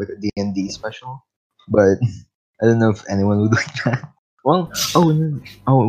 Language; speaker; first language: English; non-native, local second language; Filipino